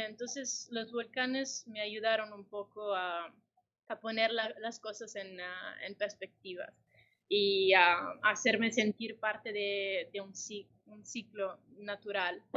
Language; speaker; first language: Spanish; non-native, fluent; Italian